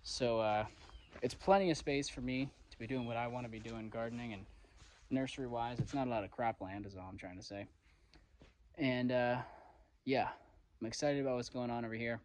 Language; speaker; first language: English; native; English